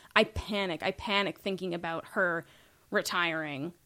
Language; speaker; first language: English; native; English